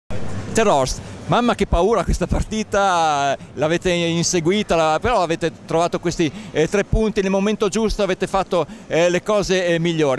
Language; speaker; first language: Italian; native; Italian